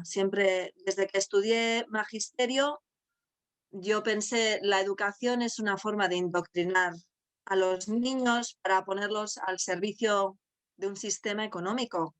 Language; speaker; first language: Spanish; non-native, local second language; Basque